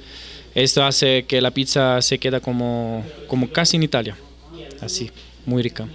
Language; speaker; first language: Spanish; non-native, fluent; Italian